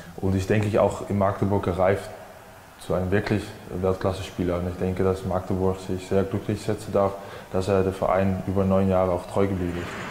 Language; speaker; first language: German; native; German